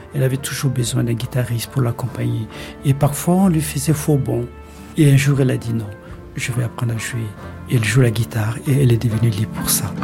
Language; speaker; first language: French; non-native, local second language; Bambara